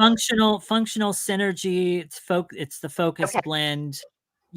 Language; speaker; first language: English; native; English